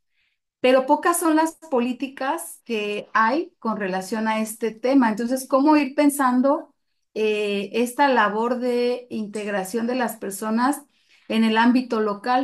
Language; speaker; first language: Spanish; native; Spanish